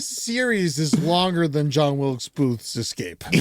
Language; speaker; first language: English; native; English